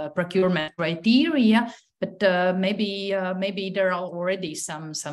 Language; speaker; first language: English; non-native, fluent; Latvian